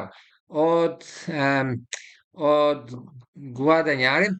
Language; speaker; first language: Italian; non-native, fluent; Serbian